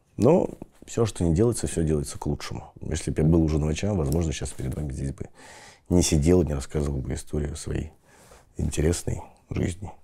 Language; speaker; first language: Russian; native; Russian